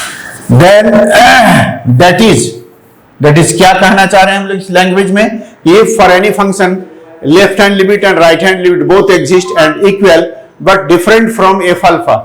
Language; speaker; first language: English; non-native, local second language; Hindi